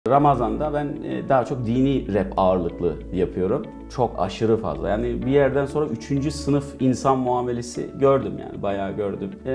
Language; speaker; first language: Turkish; early bilingual, heritage; Turkish